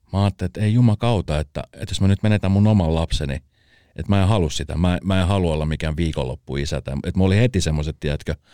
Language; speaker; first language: Finnish; early bilingual, other home language; Spanish